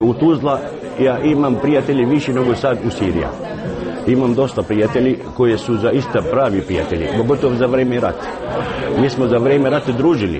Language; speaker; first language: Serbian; non-native, fluent; Arabic